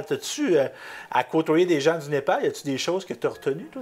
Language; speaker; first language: French; native; French